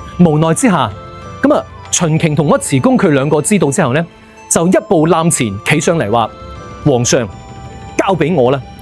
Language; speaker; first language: Cantonese; native; Cantonese